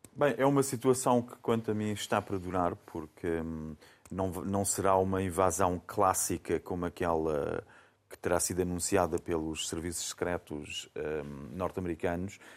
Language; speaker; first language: Portuguese; native; Portuguese